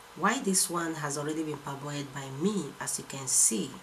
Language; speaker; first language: English; non-native, local second language; Igbo